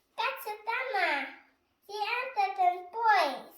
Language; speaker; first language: Finnish; non-native, learner; Filipino